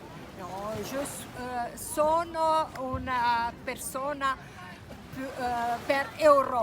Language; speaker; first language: Italian; non-native, fluent; Romanian